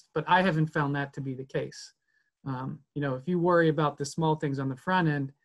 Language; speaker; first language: English; native; English